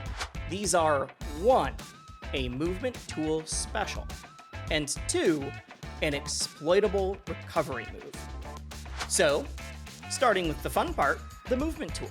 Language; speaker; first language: English; native; English